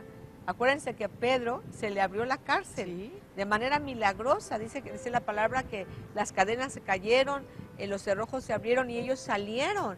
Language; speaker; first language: Spanish; native; Spanish